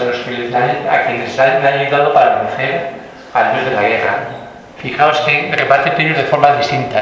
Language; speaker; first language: Spanish; native; Spanish